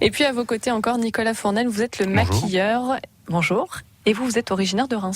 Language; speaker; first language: French; native; French